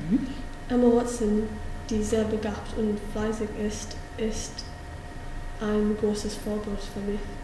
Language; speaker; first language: German; non-native, learner; English